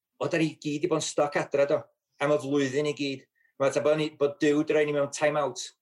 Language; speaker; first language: Welsh; native; Welsh